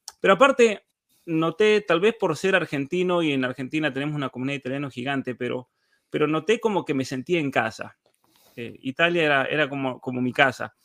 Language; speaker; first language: Spanish; native; Spanish